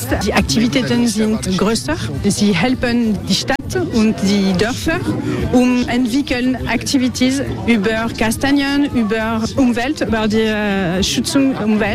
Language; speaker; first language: German; non-native, learner; French